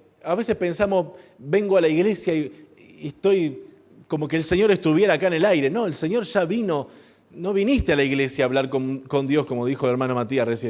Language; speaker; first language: Spanish; native; Spanish